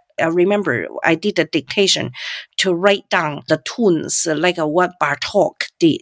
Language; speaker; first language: English; non-native, fluent; Cantonese